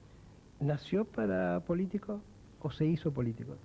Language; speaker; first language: Spanish; native; Spanish